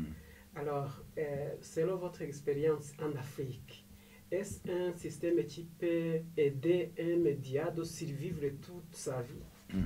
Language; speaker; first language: French; non-native, local second language; Kinyarwanda